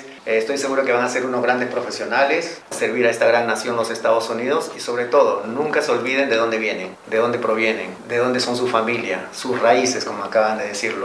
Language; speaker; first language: Spanish; native; Spanish